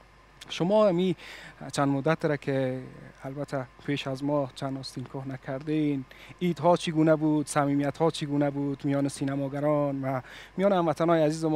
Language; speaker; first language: Persian; native; Persian